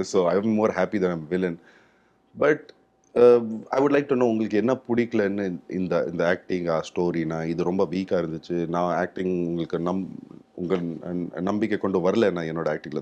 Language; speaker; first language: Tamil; non-native, local second language; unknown